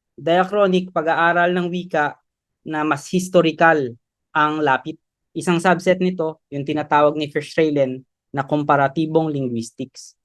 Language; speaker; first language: Filipino; native; Filipino